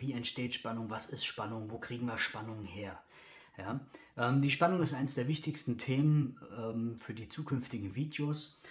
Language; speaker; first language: German; native; German